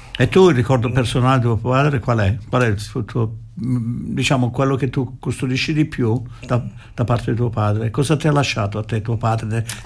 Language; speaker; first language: Italian; native; Italian